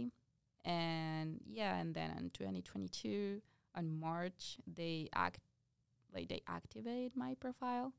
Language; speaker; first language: English; non-native, fluent; Spanish